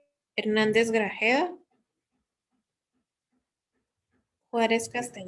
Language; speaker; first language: Spanish; native; Spanish